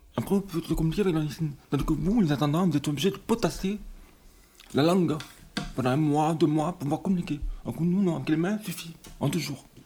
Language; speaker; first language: French; native; French